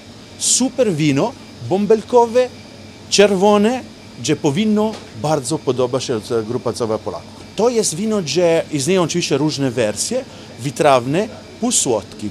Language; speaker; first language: Polish; non-native, learner; Italian